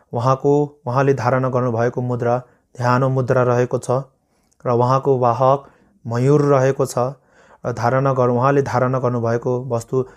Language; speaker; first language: Nepali; non-native, local second language; Sherpa